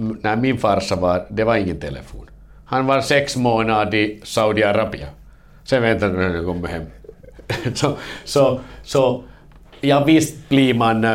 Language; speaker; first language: Swedish; non-native, learner; Finnish